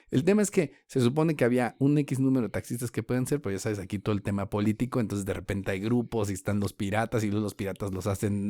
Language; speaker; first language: Spanish; native; Spanish